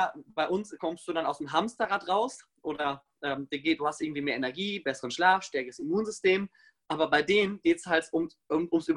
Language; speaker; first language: German; native; German